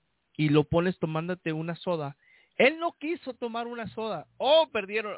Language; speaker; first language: Spanish; early bilingual, heritage; Spanish